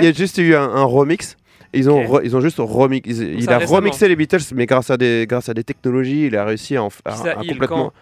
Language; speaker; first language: French; native; French